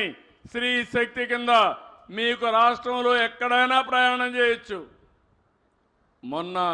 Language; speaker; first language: Telugu; native; Telugu